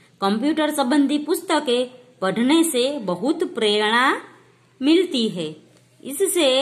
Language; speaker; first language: Hindi; non-native, local second language; Gujarati